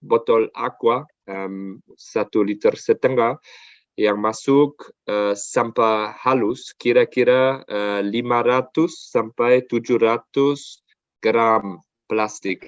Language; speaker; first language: Indonesian; non-native, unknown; German